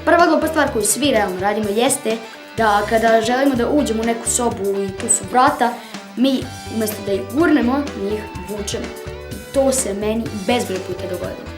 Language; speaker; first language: Bosnian; native; Bosnian